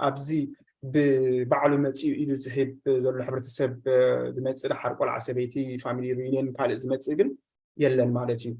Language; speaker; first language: Tigrinya; native; Tigrinya